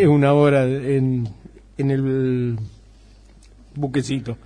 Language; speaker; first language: Spanish; native; Spanish